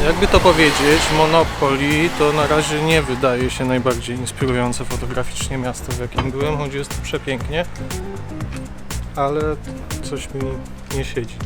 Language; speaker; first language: Polish; native; Polish